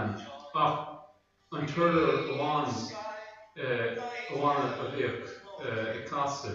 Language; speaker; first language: Irish; non-native, learner; English